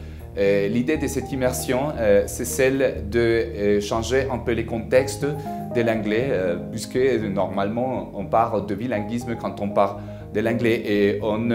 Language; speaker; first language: French; non-native, fluent; Spanish